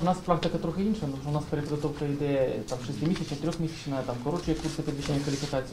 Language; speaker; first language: Ukrainian; native; Ukrainian